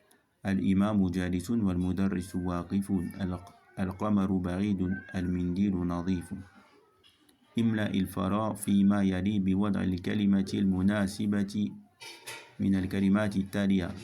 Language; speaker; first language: Arabic; non-native, fluent; French